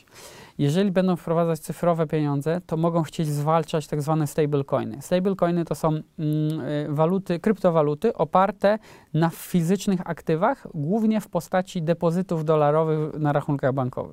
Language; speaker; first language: Polish; native; Polish